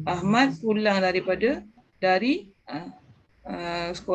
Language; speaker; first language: Malay; native; Malay